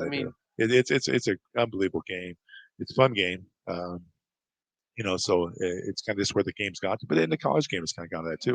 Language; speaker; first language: English; native; English